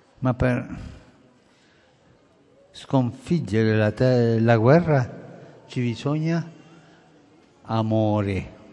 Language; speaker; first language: Italian; early bilingual, heritage; Spanish